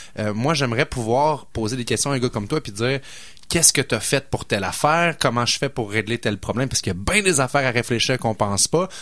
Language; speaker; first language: French; native; French